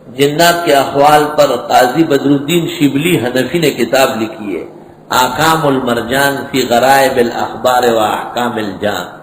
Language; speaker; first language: Urdu; non-native, local second language; Pashto